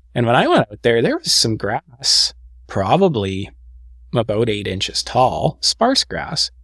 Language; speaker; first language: English; native; English